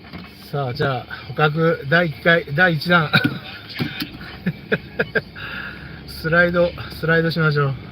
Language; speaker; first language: Japanese; native; Japanese